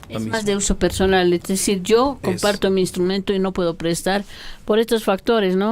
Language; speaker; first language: Spanish; native; Spanish